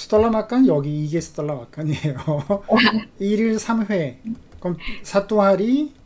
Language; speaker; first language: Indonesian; non-native, fluent; Korean